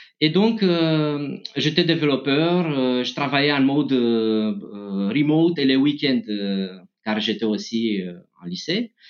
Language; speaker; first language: French; non-native, fluent; Romanian